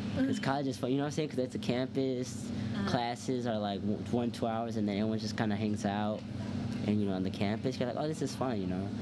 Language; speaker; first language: English; native; English